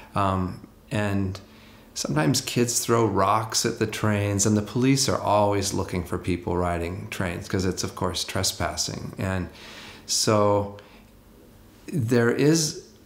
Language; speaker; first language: English; native; English